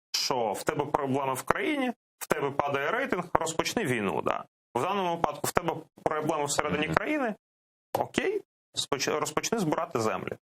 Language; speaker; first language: Ukrainian; non-native, local second language; Russian